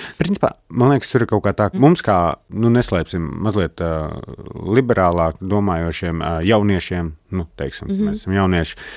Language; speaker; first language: Latvian; native; Latvian